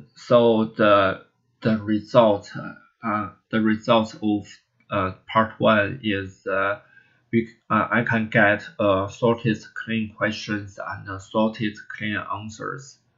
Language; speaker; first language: English; non-native, learner; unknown